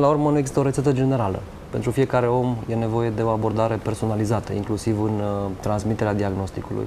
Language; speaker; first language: Romanian; native; Romanian